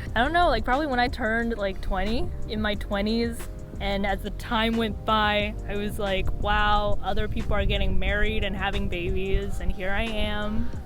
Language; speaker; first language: English; native; English